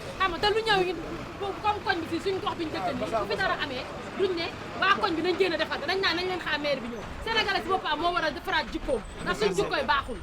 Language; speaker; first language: Wolof; native; Wolof